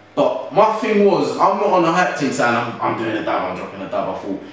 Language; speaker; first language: English; native; English